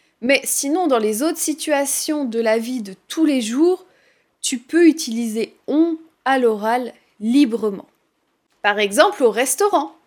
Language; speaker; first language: French; native; French